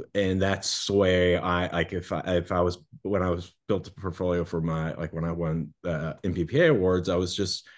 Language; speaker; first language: English; native; English